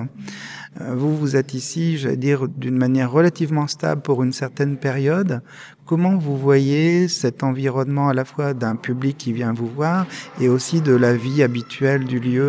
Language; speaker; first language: French; native; French